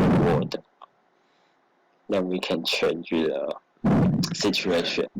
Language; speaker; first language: English; non-native, learner; Chinese